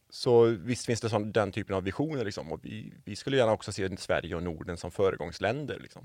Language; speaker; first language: Swedish; native; Swedish